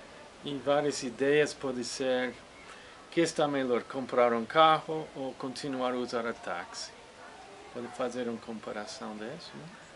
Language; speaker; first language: Portuguese; non-native, fluent; English